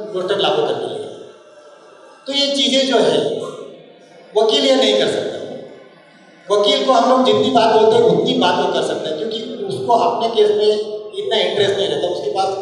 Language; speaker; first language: Hindi; non-native, local second language; Marathi